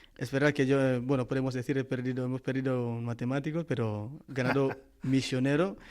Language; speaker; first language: Spanish; non-native, fluent; Indonesian